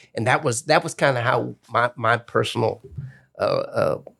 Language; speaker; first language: English; early bilingual, other home language; Spanish